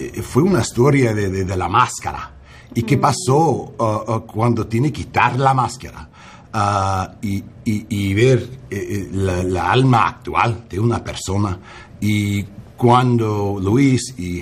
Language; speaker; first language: Spanish; non-native, learner; English